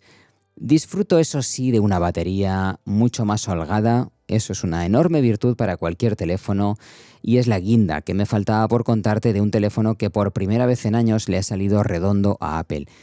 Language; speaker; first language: Spanish; native; Spanish